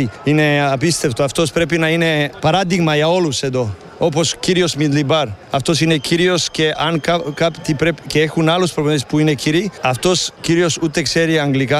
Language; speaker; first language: Greek; non-native, learner; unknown